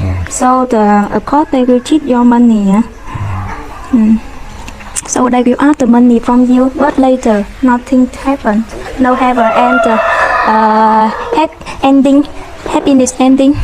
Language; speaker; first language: English; non-native, learner; Vietnamese